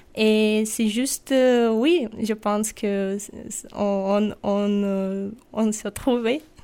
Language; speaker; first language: French; non-native, fluent; Russian